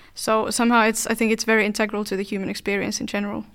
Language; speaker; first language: English; non-native, fluent; Finnish